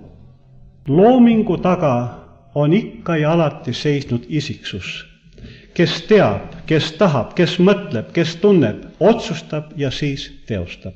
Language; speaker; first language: Estonian; native; Estonian